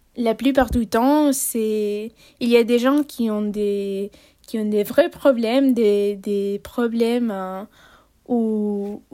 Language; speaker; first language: French; non-native, fluent; Spanish